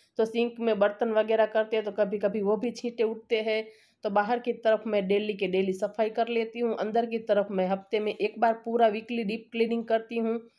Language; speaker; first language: Hindi; non-native, local second language; Gujarati